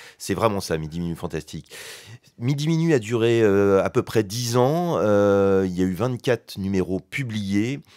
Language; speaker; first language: French; native; French